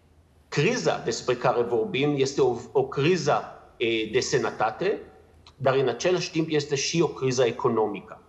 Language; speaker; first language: Romanian; non-native, learner; Hebrew